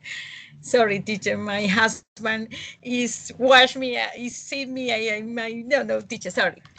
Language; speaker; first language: English; non-native, learner; Spanish